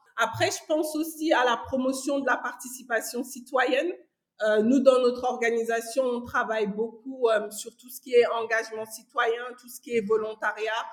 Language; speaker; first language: French; non-native, local second language; Wolof